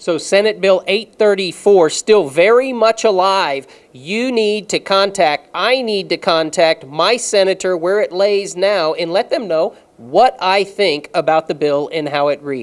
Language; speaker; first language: English; native; English